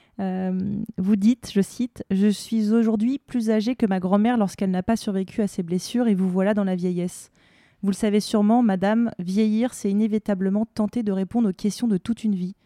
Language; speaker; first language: French; native; French